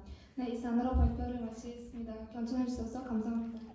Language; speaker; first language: Korean; non-native, learner; Kazakh